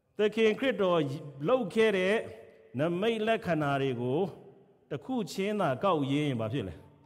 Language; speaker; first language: Burmese; non-native, local second language; Kachin